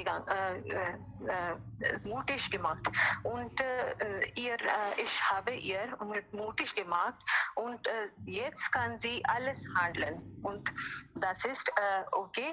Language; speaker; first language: German; non-native, learner; Hindi